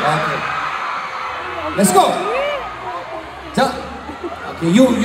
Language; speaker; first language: English; non-native, learner; Korean